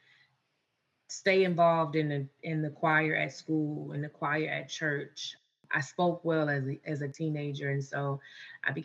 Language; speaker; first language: English; native; English